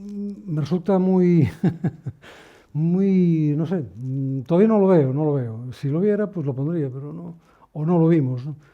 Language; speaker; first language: Spanish; native; Spanish